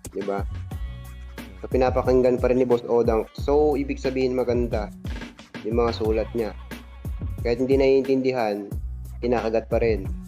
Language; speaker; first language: Filipino; native; Filipino